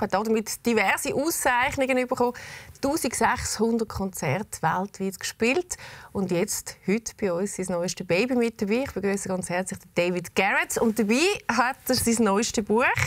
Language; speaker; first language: German; native; German